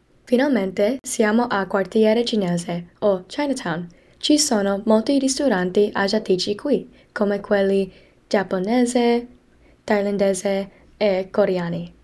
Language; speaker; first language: Italian; non-native, learner; English